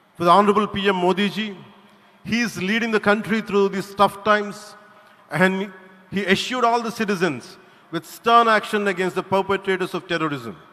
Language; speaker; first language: English; non-native, local second language; Telugu